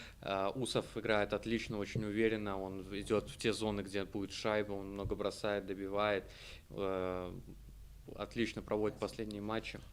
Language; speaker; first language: Russian; native; Russian